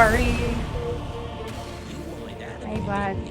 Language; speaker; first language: English; non-native, local second language; Filipino